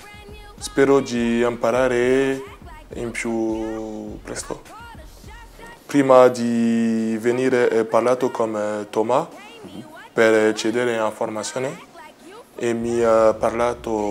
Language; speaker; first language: Italian; non-native, learner; French